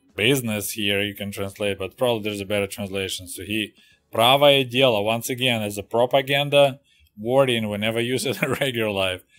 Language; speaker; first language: English; non-native, fluent; Russian